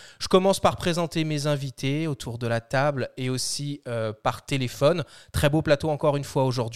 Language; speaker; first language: French; native; French